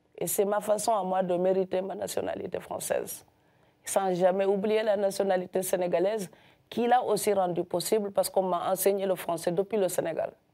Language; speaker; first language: French; non-native, local second language; Serer